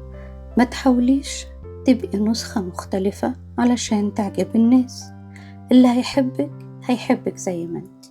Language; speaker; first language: Arabic; native; Arabic